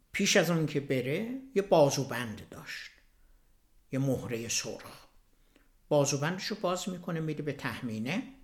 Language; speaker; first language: Persian; native; Persian